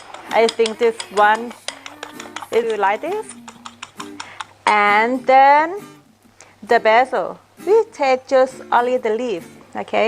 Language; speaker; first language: English; non-native, fluent; Thai